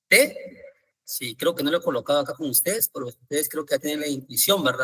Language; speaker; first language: Spanish; native; Spanish